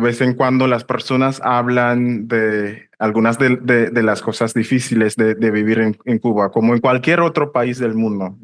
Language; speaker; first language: Spanish; non-native, fluent; English